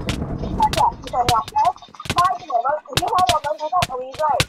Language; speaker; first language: Chinese; native; Chinese